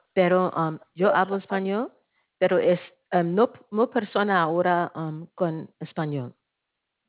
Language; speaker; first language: Spanish; non-native, learner; English